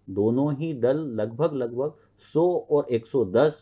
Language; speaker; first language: Hindi; native; Hindi